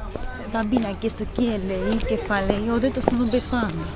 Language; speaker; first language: Italian; non-native, learner; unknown